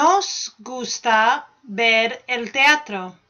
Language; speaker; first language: Spanish; non-native, fluent; English